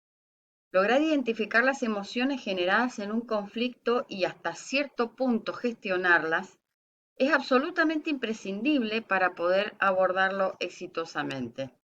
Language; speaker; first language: Spanish; native; Spanish